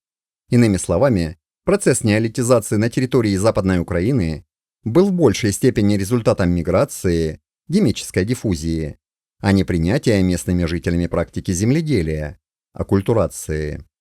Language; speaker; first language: Russian; native; Russian